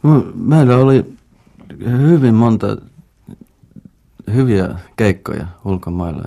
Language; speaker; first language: Finnish; non-native, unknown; English